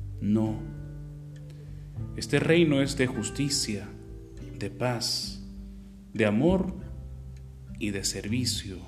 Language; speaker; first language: Spanish; native; Spanish